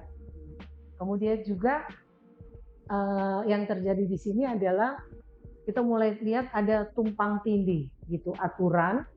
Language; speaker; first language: Indonesian; native; Indonesian